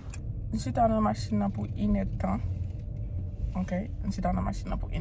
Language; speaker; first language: French; non-native, learner; Haitian Creole